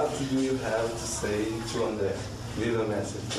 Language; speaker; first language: English; non-native, learner; Portuguese